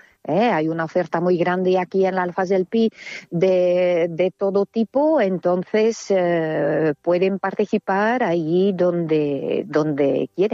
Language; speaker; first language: Spanish; non-native, fluent; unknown